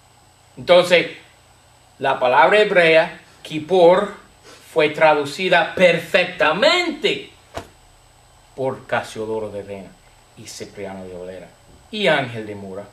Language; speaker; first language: Spanish; non-native, fluent; English